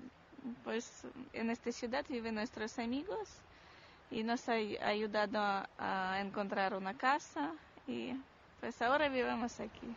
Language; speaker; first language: Spanish; non-native, learner; Russian